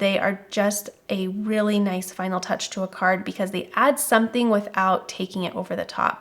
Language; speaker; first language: English; native; English